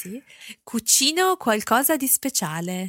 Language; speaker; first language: Italian; non-native, learner; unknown